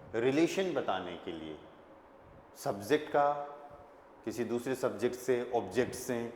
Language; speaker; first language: Hindi; native; Hindi